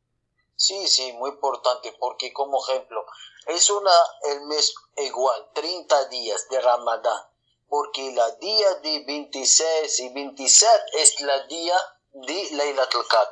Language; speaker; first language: Spanish; non-native, learner; Arabic